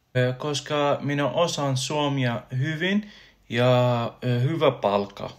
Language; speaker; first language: Finnish; non-native, learner; Arabic